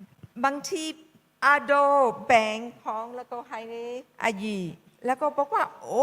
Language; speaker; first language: Thai; non-native, fluent; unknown